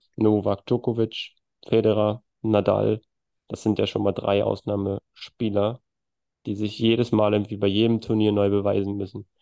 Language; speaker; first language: German; native; German